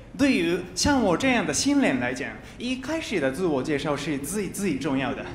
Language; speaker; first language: Chinese; non-native, fluent; Japanese